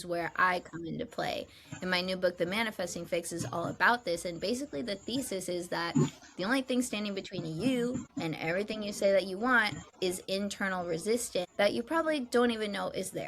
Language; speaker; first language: English; native; English